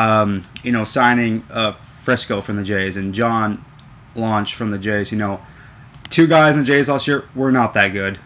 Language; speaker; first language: English; native; English